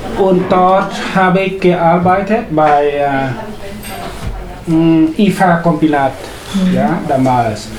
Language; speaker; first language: German; non-native, learner; Vietnamese